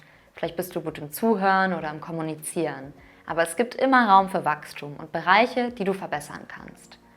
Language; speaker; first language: German; native; German